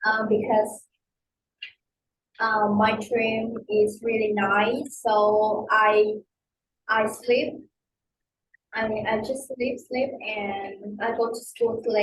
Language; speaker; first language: English; non-native, learner; Vietnamese